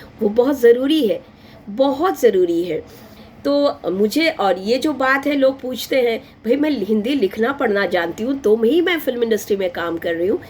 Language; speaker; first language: Hindi; non-native, local second language; Bangla